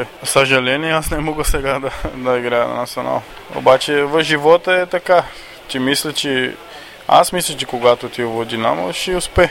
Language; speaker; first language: Bulgarian; non-native, learner; Portuguese